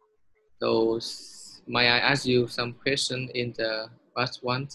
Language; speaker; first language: English; non-native, learner; Vietnamese